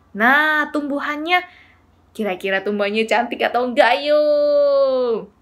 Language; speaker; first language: Indonesian; native; Indonesian